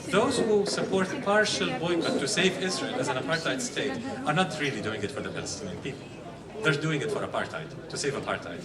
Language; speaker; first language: English; non-native, fluent; Arabic